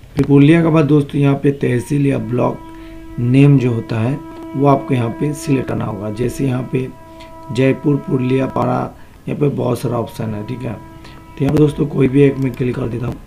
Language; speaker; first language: Hindi; non-native, local second language; Bangla